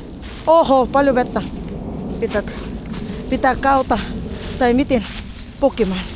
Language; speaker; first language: Finnish; non-native, learner; Filipino